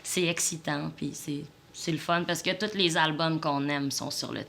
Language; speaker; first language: French; native; French